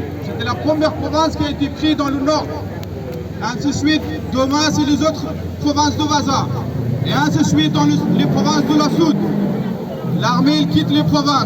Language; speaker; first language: French; non-native, fluent; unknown